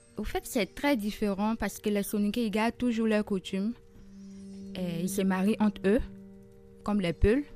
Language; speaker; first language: French; non-native, local second language; Soninke